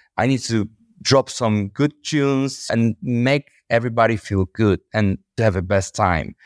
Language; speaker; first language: English; non-native, fluent; Polish